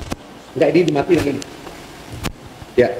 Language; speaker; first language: Indonesian; native; Indonesian